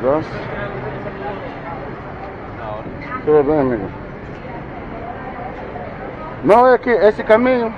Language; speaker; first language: Spanish; non-native, learner; English